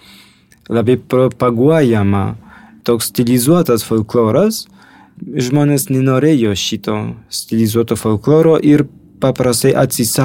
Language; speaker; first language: Lithuanian; non-native, fluent; Polish